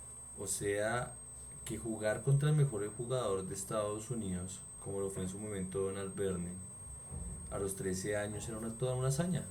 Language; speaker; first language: Spanish; native; Spanish